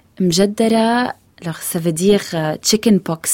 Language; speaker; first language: French; non-native, fluent; Arabic